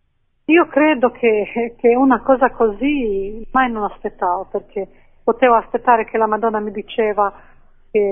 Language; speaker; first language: Italian; non-native, fluent; Croatian